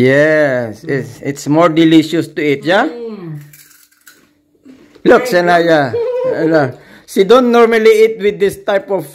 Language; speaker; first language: English; non-native, local second language; Filipino